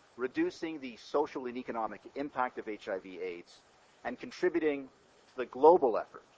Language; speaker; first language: English; native; English